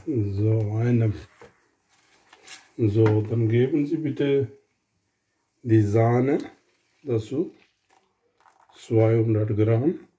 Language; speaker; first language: German; non-native, learner; Urdu